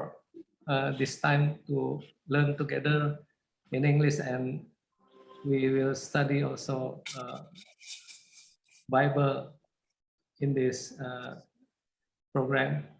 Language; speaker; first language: English; non-native, fluent; Indonesian